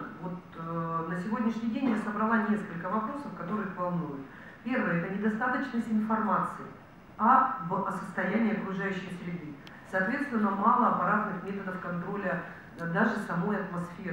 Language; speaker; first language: Russian; native; Russian